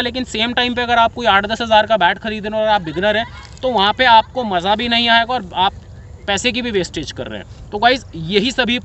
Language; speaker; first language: Hindi; native; Hindi